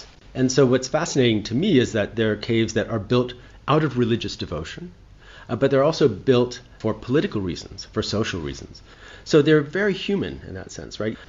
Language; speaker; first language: English; native; English